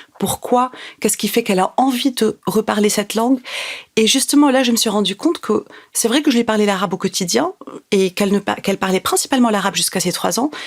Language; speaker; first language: French; non-native, local second language; Arabic